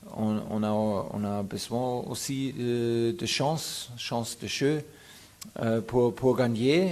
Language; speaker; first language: French; non-native, fluent; German